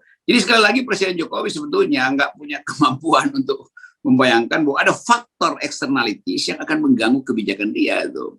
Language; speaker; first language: Indonesian; native; Indonesian